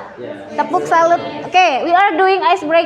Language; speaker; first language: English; non-native, fluent; Indonesian